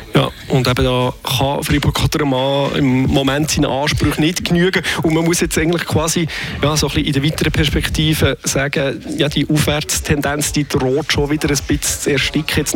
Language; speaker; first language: German; native; German